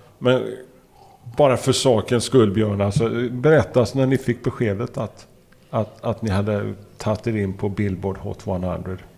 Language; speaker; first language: Swedish; native; Swedish